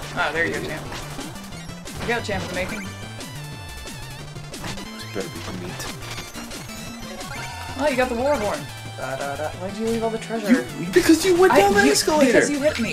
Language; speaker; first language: English; native; English